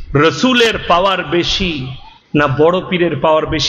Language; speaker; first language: Hindi; non-native, local second language; Bangla